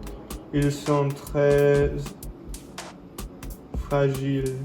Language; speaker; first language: French; non-native, learner; English